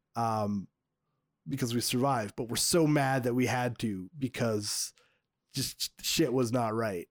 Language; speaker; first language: English; native; English